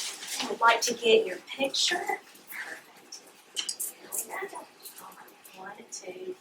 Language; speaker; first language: English; native; English